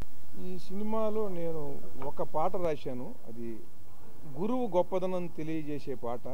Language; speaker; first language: Telugu; native; Telugu